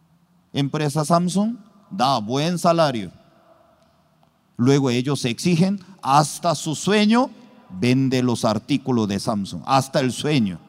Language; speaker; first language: Spanish; non-native, learner; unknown